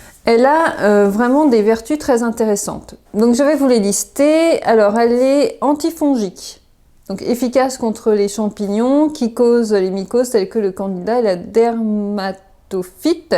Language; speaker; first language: French; native; French